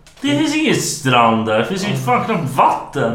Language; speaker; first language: Swedish; native; Swedish